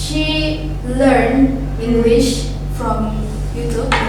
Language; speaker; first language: English; non-native, learner; Indonesian